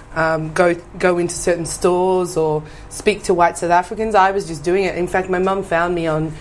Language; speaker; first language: English; native; English